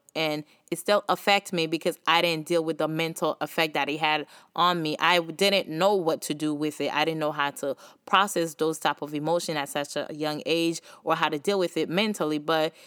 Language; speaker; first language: English; early bilingual, other home language; Haitian Creole